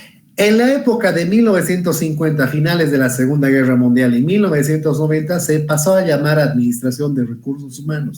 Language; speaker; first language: Spanish; native; Spanish